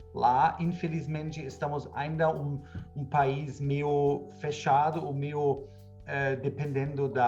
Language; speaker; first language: Portuguese; non-native, fluent; German